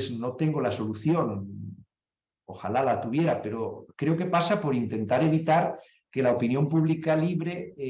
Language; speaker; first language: Spanish; native; Spanish